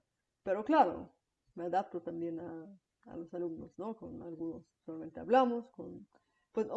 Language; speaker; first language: Spanish; non-native, fluent; Bulgarian